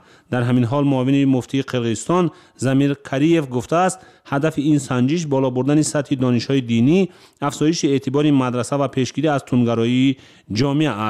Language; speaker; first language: Tajik; native; Tajik